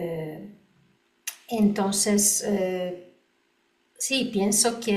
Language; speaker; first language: Spanish; non-native, learner; Polish